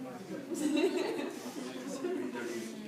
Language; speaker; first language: French; non-native, fluent; Hebrew